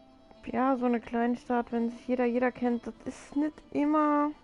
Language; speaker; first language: German; native; German